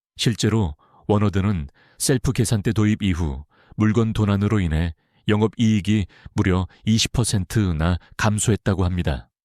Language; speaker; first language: Korean; non-native, fluent; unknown